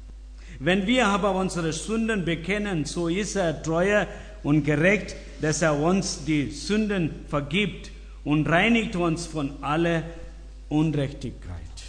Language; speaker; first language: German; non-native, learner; Tamil